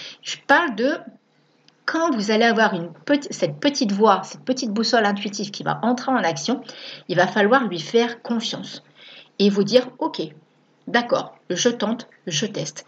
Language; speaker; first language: French; native; French